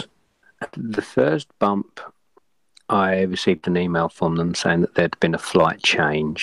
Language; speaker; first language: English; native; English